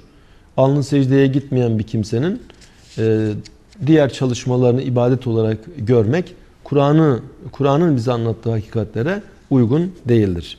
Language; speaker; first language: Turkish; native; Turkish